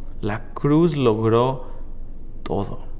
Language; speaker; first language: Spanish; native; Spanish